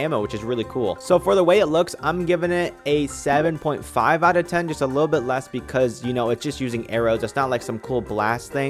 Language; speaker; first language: English; native; English